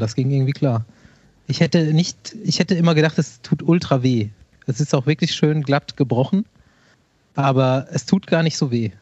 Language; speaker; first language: German; native; German